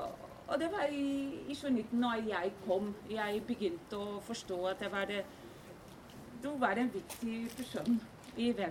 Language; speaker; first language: Norwegian; non-native, fluent; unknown